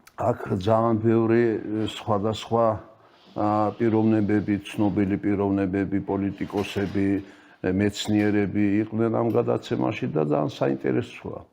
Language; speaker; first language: Georgian; native; Georgian